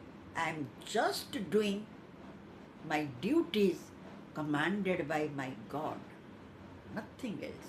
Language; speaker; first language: English; non-native, local second language; Odia